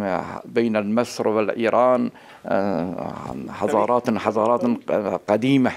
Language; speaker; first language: Arabic; non-native, learner; Persian